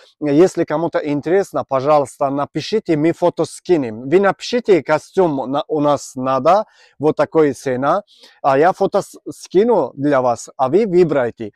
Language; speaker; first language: Russian; non-native, learner; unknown